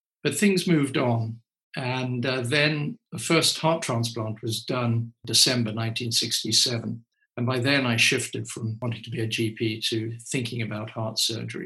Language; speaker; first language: English; native; English